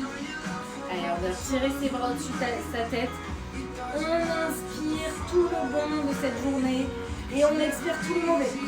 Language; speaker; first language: French; native; French